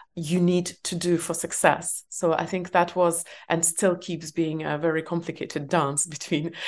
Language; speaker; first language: English; non-native, fluent; Estonian